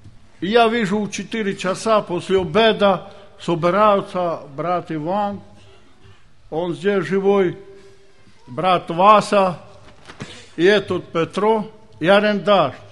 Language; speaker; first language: Ukrainian; non-native, local second language; Romany